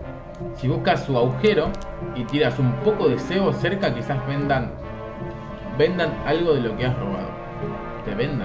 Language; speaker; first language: Spanish; native; Spanish